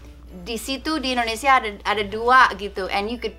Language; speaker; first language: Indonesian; non-native, fluent; English